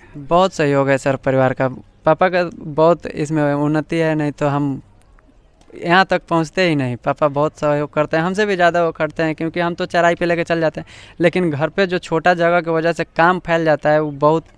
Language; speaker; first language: Hindi; native; Hindi